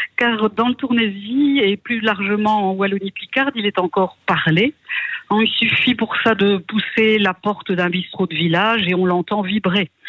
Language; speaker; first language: French; native; French